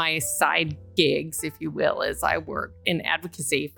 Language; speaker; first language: English; native; English